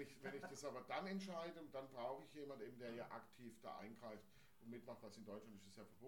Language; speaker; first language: German; native; German